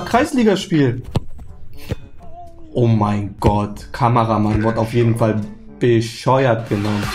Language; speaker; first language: German; native; German